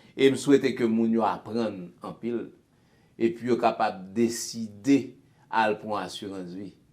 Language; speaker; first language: Haitian Creole; native; Haitian Creole